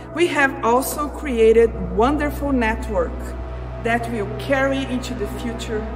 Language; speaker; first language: English; non-native, fluent; Portuguese